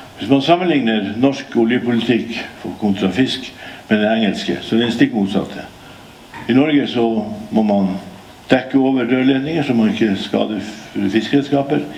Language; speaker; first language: Norwegian; native; Norwegian